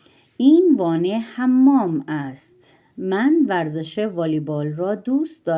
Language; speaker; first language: Persian; non-native, fluent; Urdu